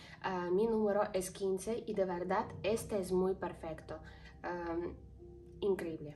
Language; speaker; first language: Spanish; non-native, learner; Ukrainian